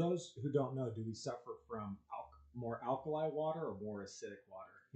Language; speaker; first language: English; native; English